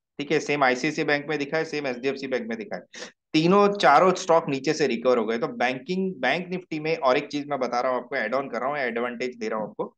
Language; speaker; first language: Hindi; native; Hindi